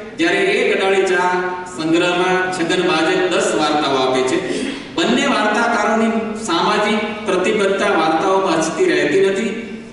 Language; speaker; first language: Gujarati; native; Gujarati